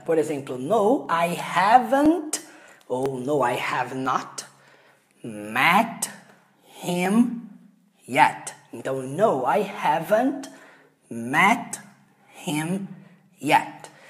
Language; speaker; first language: English; non-native, fluent; Portuguese